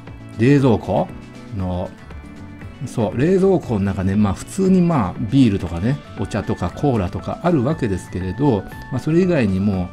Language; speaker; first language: Japanese; native; Japanese